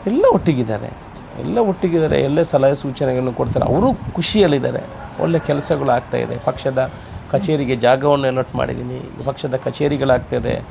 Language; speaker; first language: Kannada; non-native, local second language; Tulu